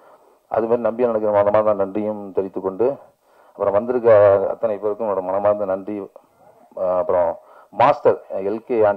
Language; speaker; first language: Tamil; native; Tamil